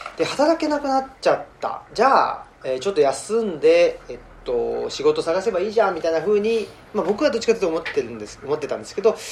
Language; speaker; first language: Japanese; native; Japanese